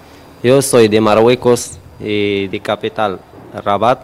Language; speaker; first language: Spanish; non-native, learner; Arabic